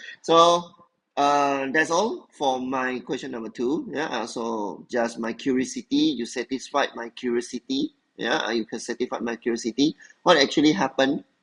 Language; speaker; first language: English; non-native, local second language; Chinese